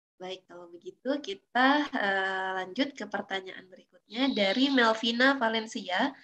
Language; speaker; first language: Indonesian; native; Indonesian